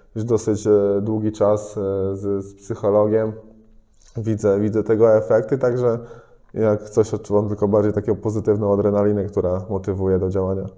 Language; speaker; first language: Polish; native; Polish